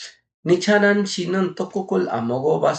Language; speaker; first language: Korean; non-native, fluent; Urdu